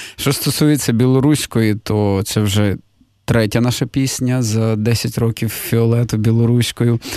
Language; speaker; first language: Ukrainian; native; Ukrainian